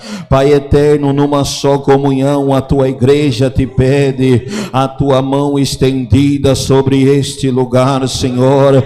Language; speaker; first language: Portuguese; native; Portuguese